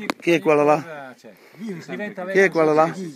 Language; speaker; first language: Italian; early bilingual, heritage; English